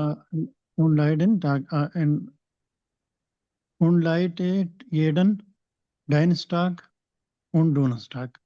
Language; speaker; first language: German; non-native, learner; Urdu